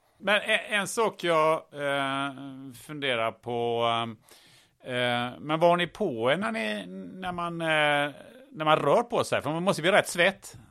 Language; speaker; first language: Swedish; early bilingual, other home language; German